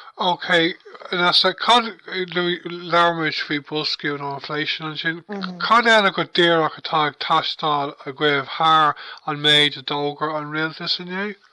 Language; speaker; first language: Irish; non-native, local second language; English